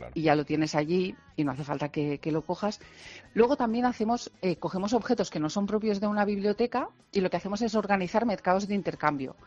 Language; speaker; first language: Spanish; non-native, local second language; Catalan